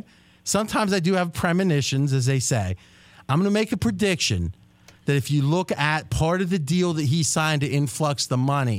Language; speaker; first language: English; native; English